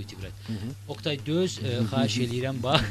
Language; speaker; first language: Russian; non-native, local second language; Azerbaijani